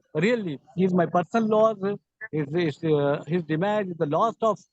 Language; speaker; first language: English; non-native, local second language; Urdu